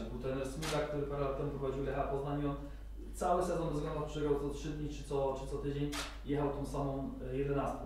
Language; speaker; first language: Polish; native; Polish